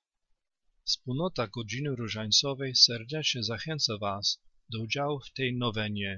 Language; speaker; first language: Polish; native; Polish